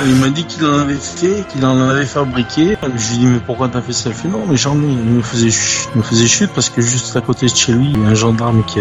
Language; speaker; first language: French; native; French